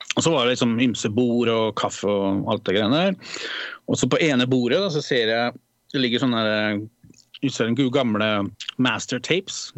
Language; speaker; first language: Norwegian; early bilingual, other home language; Polish